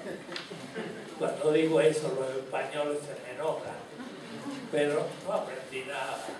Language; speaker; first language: Spanish; native; Spanish